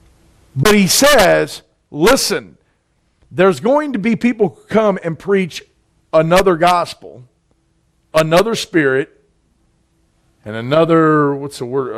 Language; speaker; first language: English; native; English